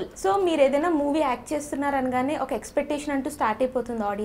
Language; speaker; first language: Telugu; native; Telugu